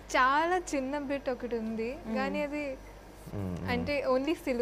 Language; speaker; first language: Telugu; non-native, fluent; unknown